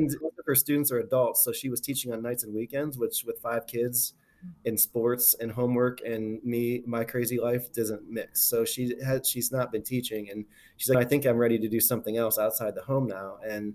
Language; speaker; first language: English; native; English